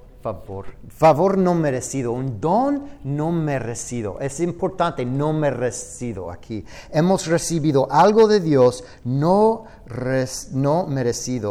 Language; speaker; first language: Spanish; non-native, fluent; English